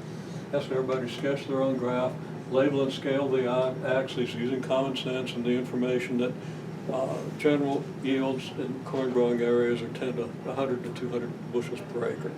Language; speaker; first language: English; native; English